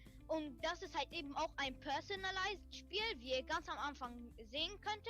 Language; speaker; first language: German; early bilingual, other home language; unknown